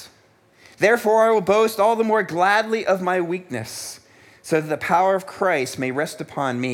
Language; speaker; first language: English; native; English